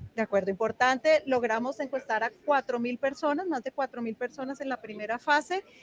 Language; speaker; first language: Spanish; native; Spanish